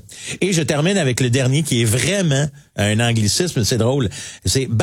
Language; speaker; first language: French; native; French